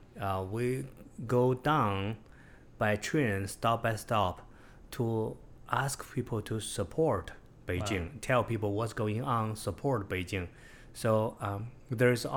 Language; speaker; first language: English; non-native, fluent; Chinese